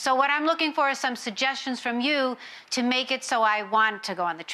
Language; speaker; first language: English; native; English